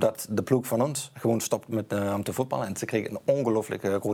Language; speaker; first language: Dutch; non-native, fluent; Danish